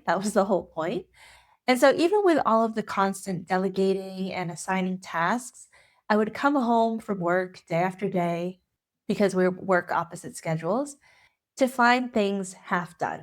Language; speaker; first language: English; native; English